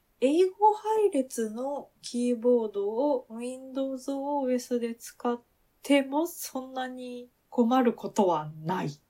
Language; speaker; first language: Japanese; native; Japanese